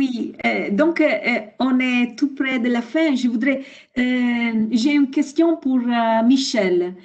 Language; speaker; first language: French; non-native, fluent; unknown